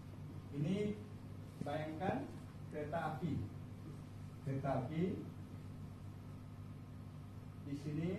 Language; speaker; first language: Indonesian; non-native, fluent; Bangla